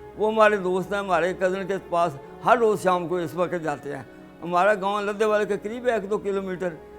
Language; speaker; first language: Urdu; non-native, local second language; Punjabi